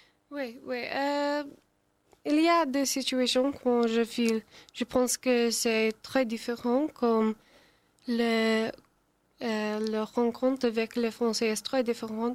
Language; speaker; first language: French; non-native, learner; English